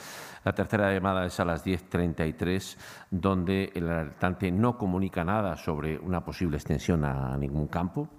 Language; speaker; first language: Spanish; native; Spanish